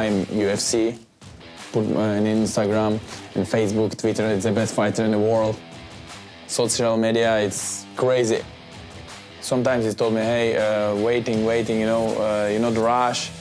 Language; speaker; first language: English; non-native, learner; Uzbek